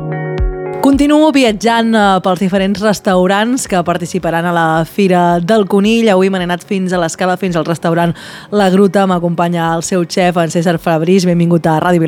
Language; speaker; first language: Catalan; native; Catalan